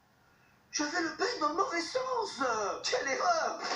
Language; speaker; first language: French; native; French